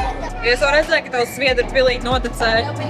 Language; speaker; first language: Latvian; native; Latvian